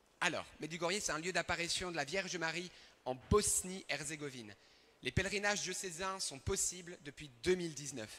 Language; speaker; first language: French; early bilingual, other home language; Arabic